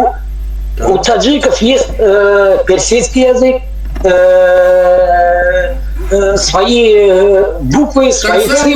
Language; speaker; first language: Ukrainian; non-native, learner; Tajik